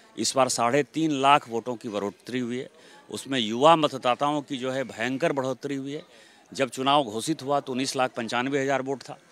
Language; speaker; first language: Hindi; native; Hindi